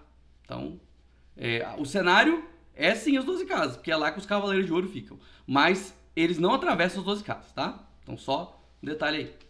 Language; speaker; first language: Portuguese; native; Portuguese